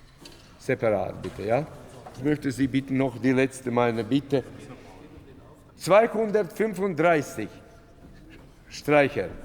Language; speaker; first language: German; non-native, fluent; Latvian